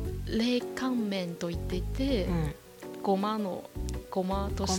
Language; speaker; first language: Japanese; non-native, fluent; Chinese